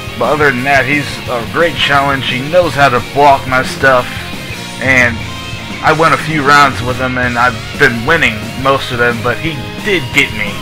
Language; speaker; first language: English; native; English